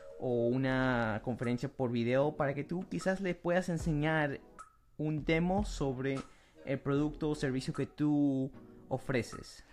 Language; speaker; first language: Spanish; early bilingual, heritage; Spanish